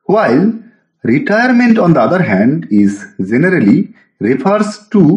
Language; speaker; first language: English; non-native, local second language; Bangla